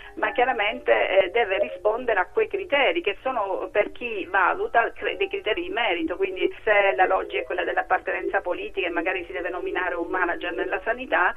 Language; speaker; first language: Italian; native; Italian